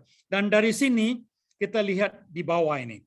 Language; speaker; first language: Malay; non-native, local second language; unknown